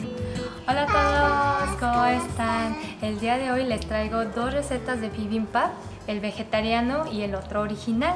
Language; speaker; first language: Spanish; early bilingual, other home language; Korean